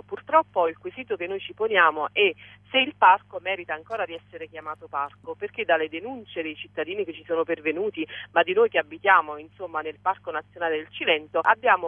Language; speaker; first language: Italian; native; Italian